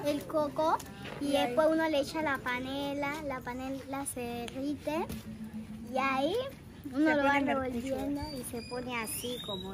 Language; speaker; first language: Spanish; native; Spanish